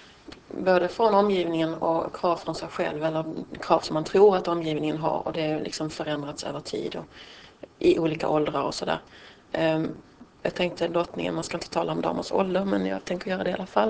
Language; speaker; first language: Swedish; native; Swedish